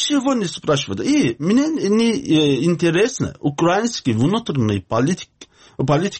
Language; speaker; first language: Russian; non-native, learner; Azerbaijani